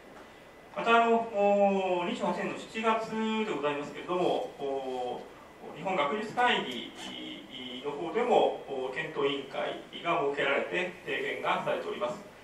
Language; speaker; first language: Japanese; native; Japanese